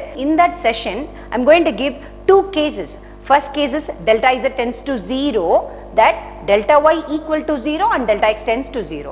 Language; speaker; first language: English; non-native, local second language; Tamil